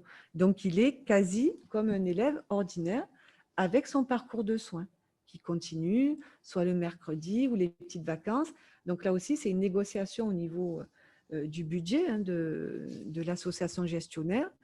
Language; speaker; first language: French; native; French